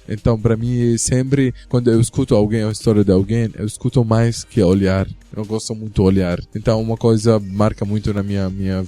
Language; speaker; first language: Portuguese; non-native, learner; Arabic